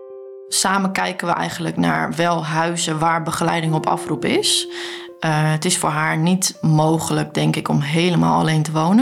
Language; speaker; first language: Dutch; native; Dutch